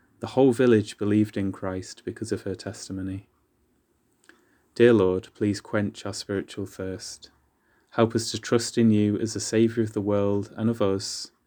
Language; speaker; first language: English; native; English